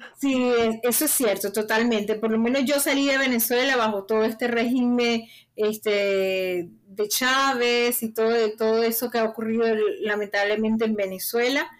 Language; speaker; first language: Spanish; native; Spanish